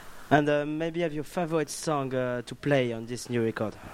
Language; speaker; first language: English; non-native, learner; French